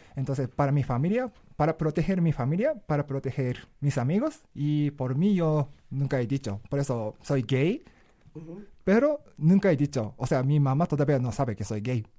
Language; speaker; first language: Spanish; non-native, learner; Japanese